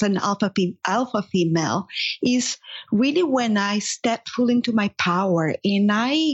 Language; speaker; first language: English; non-native, fluent; Spanish